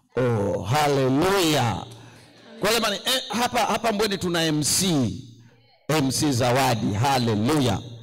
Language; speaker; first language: Swahili; native; Swahili